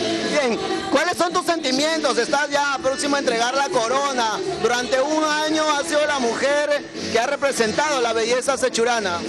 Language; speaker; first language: Spanish; native; Spanish